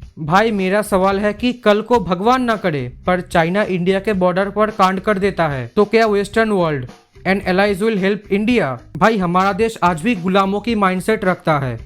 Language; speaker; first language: Hindi; non-native, local second language; Bangla